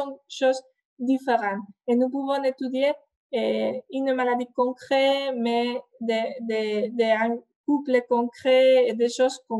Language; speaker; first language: French; non-native, fluent; Spanish